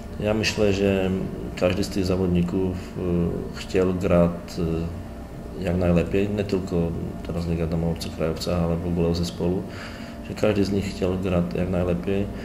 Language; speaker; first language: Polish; non-native, learner; Slovak